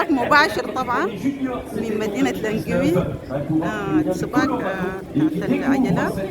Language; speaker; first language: Arabic; native; Arabic